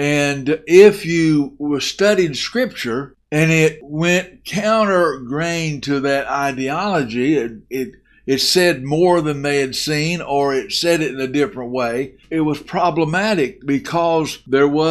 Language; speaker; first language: English; native; English